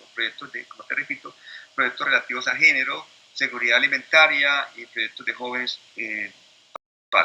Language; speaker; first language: Spanish; native; Spanish